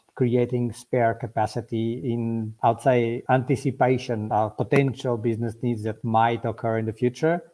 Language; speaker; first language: English; non-native, fluent; Portuguese